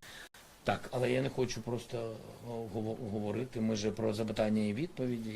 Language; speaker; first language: Ukrainian; non-native, local second language; Russian